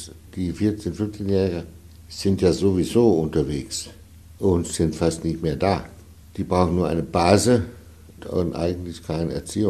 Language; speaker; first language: German; non-native, fluent; Danish